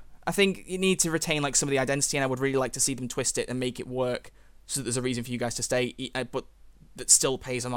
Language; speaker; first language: English; native; English